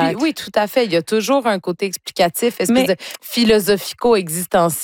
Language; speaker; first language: French; native; French